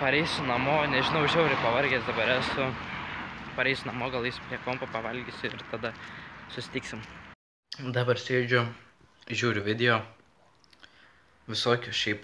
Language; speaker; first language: Lithuanian; native; Lithuanian